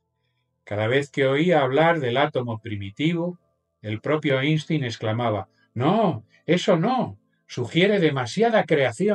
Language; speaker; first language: Spanish; native; Spanish